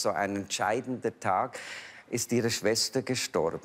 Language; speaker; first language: German; native; German